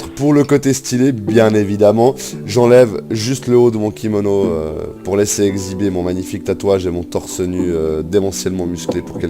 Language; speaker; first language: French; native; French